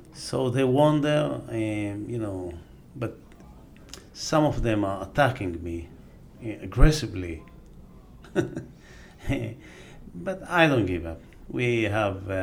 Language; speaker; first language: English; non-native, fluent; Aramaic